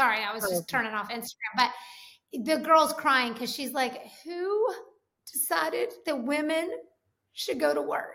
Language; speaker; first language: English; native; English